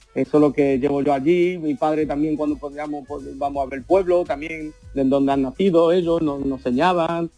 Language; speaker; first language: Spanish; early bilingual, heritage; Spanish